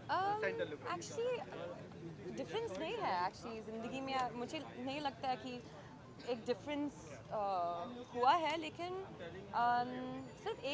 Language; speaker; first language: Hindi; non-native, learner; English